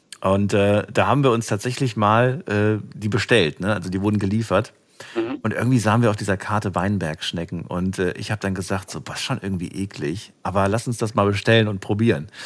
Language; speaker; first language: German; native; German